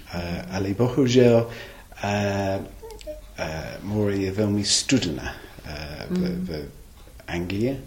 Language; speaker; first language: Czech; non-native, learner; English